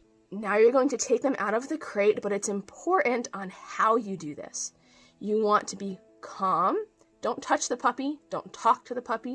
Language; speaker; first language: English; native; English